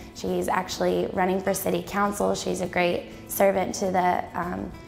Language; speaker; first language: English; native; English